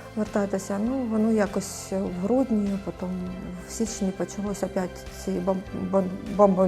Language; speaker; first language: Ukrainian; non-native, local second language; Russian